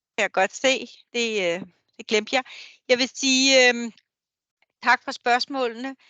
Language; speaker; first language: Danish; native; Danish